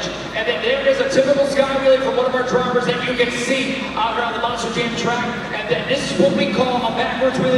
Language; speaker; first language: English; native; English